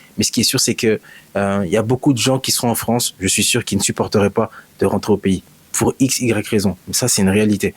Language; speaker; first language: French; native; French